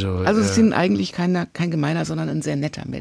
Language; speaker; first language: German; native; German